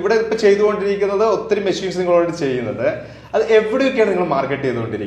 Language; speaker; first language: Malayalam; native; Malayalam